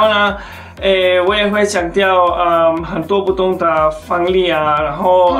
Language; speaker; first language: Chinese; non-native, fluent; Spanish